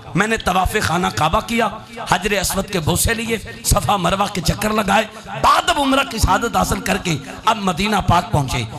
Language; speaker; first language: Urdu; non-native, local second language; Punjabi